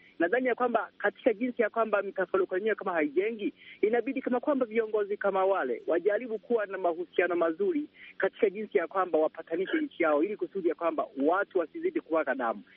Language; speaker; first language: Swahili; native; Swahili